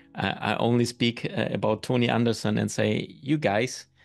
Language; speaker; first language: English; non-native, fluent; German